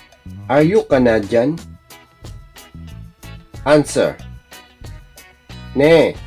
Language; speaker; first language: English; non-native, local second language; Filipino